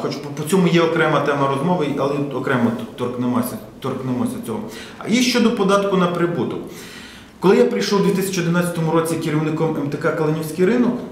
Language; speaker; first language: Ukrainian; native; Ukrainian